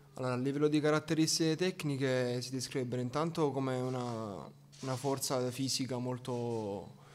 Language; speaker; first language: Italian; native; Italian